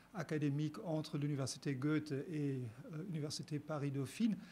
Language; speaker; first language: French; non-native, fluent; German